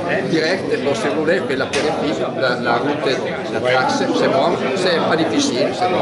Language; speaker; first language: French; non-native, learner; Italian